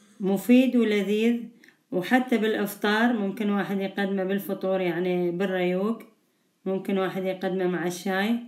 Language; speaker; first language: Arabic; native; Arabic